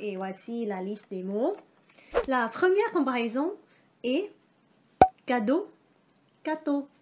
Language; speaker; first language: French; non-native, fluent; Thai